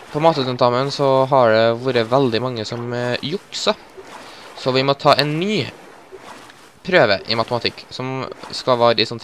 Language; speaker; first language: Norwegian; native; Norwegian